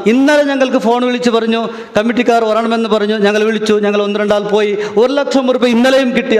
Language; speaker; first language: Malayalam; non-native, local second language; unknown